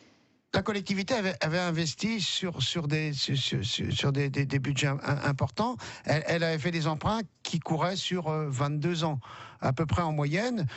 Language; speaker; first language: French; native; French